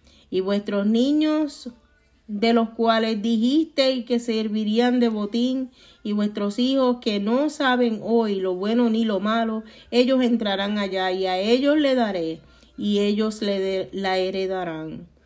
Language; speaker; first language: Spanish; native; Spanish